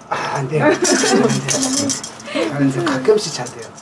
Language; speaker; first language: Korean; non-native, learner; Tibetan